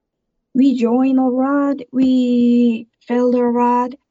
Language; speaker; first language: English; non-native, learner; Korean